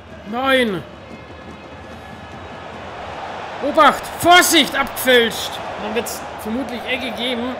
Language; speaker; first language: German; native; German